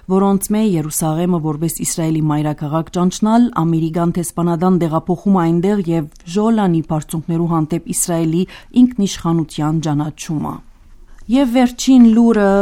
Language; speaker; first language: Armenian; early bilingual, heritage; Armenian